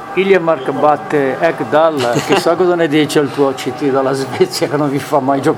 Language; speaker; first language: Italian; native; Italian